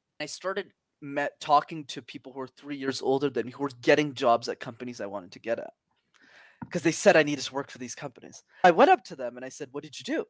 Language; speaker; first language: English; early bilingual, other home language; Tamil